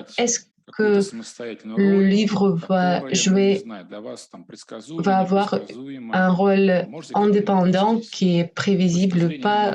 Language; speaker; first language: French; non-native, fluent; Russian